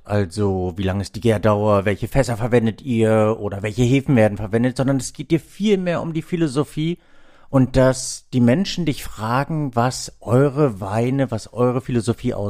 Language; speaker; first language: German; native; German